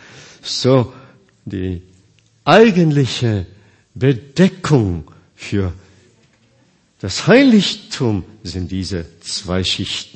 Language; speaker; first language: German; non-native, fluent; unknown